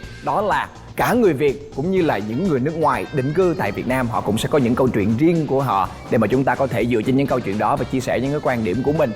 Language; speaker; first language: Vietnamese; native; Vietnamese